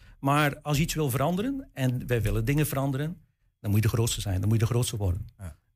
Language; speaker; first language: Dutch; native; Dutch